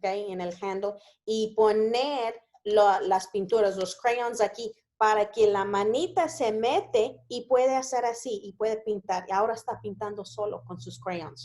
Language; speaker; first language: Spanish; early bilingual, heritage; Spanish